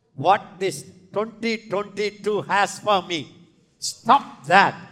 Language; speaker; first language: English; non-native, local second language; Tamil